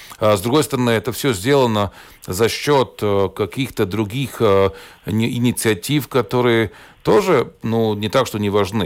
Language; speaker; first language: Russian; non-native, local second language; Latvian